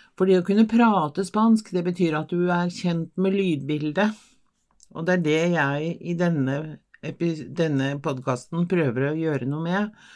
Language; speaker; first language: Norwegian; non-native, fluent; Spanish